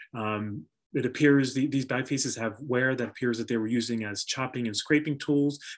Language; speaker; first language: English; native; English